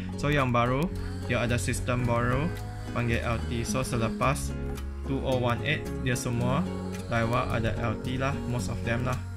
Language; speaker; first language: Malay; native; Malay